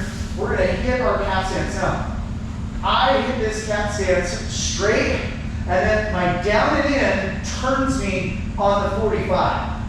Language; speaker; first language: English; native; English